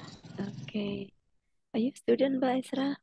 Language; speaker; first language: English; non-native, fluent; Indonesian